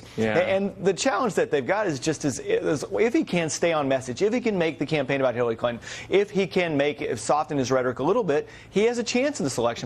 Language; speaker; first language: English; native; English